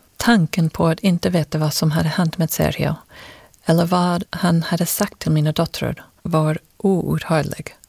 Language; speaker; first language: Swedish; non-native, fluent; English